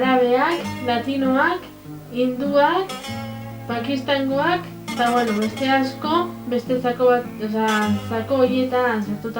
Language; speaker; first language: Basque; non-native, local second language; Spanish